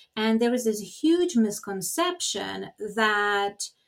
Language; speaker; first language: English; non-native, fluent; Lithuanian